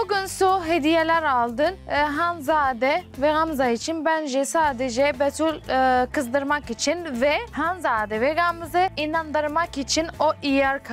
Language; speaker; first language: Turkish; non-native, learner; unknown